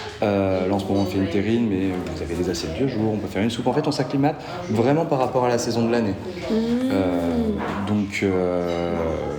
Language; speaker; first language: French; native; French